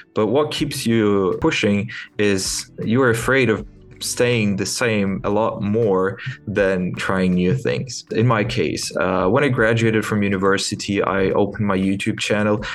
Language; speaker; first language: English; non-native, fluent; Ukrainian